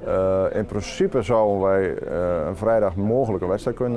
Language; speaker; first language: Dutch; native; Dutch